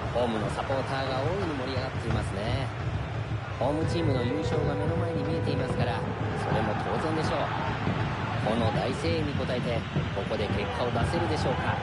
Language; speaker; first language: Japanese; native; Japanese